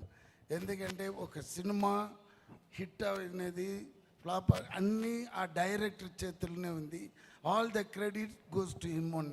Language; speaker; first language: Telugu; non-native, learner; Tamil